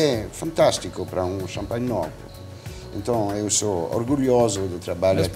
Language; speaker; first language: Portuguese; non-native, fluent; French